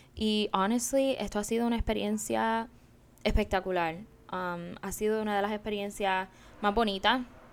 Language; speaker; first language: Spanish; early bilingual, heritage; Spanish